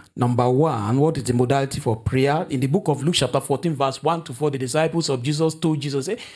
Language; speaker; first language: English; non-native, local second language; Yoruba